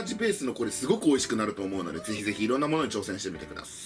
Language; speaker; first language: Japanese; native; Japanese